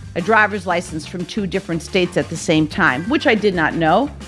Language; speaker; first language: English; native; English